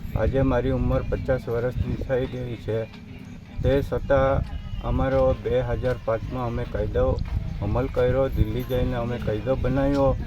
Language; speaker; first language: Gujarati; non-native, local second language; Vasavi